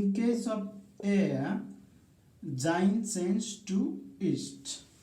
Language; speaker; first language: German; non-native, fluent; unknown